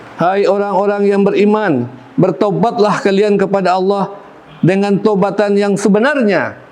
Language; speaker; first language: Malay; non-native, local second language; Minangkabau